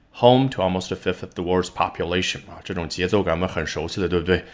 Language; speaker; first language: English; non-native, fluent; Chinese